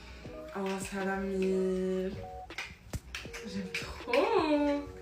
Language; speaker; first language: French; early bilingual, other home language; Albanian